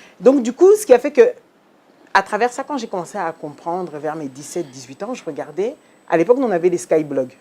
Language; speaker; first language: French; early bilingual, other home language; Lingala